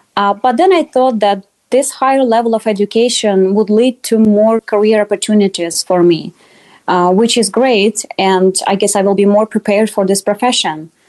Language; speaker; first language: English; non-native, fluent; Russian